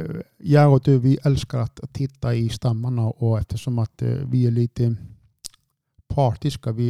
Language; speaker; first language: Swedish; non-native, fluent; Icelandic